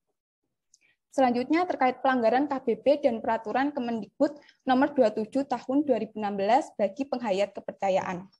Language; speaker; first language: Indonesian; native; Indonesian